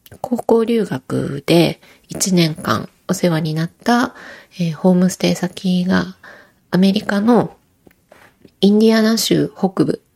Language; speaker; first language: Japanese; native; Japanese